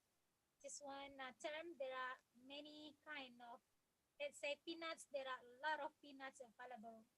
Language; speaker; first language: English; non-native, fluent; Indonesian